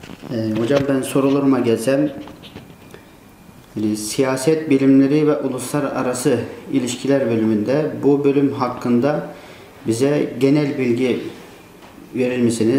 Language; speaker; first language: Turkish; non-native, fluent; Uyghur